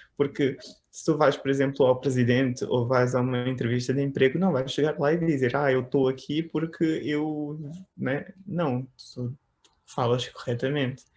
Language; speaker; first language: Portuguese; native; Portuguese